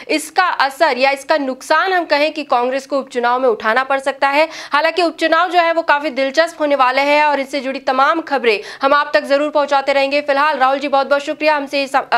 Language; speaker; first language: Hindi; native; Hindi